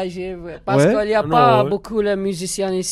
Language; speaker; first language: French; non-native, learner; Arabic